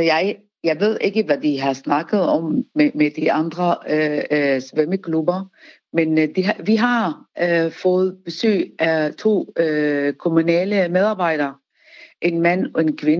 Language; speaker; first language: Danish; non-native, learner; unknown